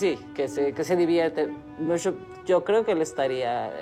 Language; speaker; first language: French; non-native, learner; Spanish